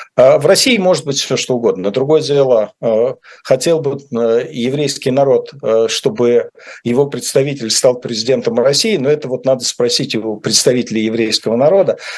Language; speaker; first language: Russian; native; Russian